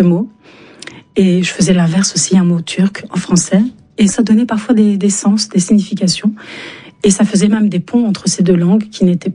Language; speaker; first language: French; non-native, local second language; Turkish